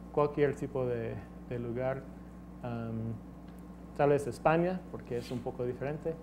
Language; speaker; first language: Spanish; non-native, fluent; English